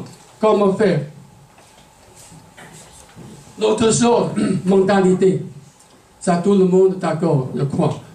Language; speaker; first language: French; non-native, learner; Chinese